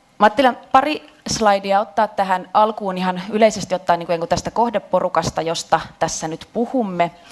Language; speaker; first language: Finnish; native; Finnish